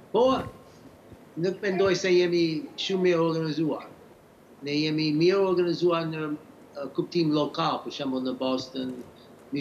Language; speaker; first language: Albanian; early bilingual, heritage; English